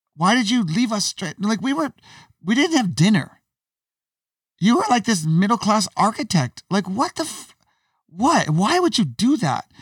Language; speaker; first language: English; native; English